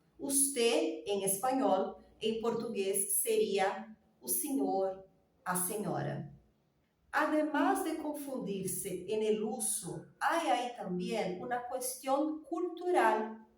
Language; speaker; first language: Spanish; non-native, fluent; Portuguese